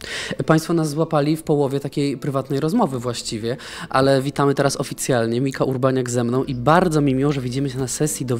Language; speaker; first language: Polish; native; Polish